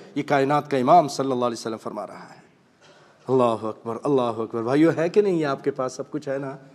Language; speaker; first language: Urdu; native; Urdu